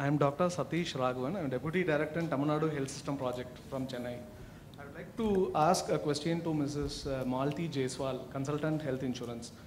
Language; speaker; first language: English; non-native, local second language; Tamil